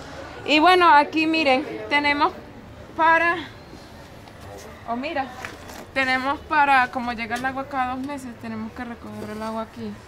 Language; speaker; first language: Spanish; native; Spanish